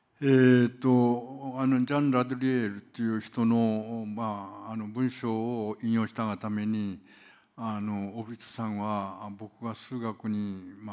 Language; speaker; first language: Japanese; non-native, fluent; Korean